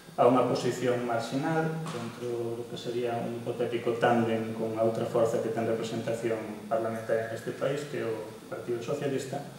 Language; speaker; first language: Galician; native; Galician